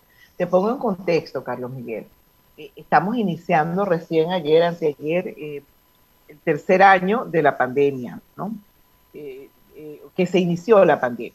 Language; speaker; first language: Spanish; native; Spanish